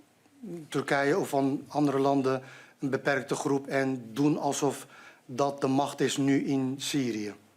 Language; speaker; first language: Dutch; non-native, fluent; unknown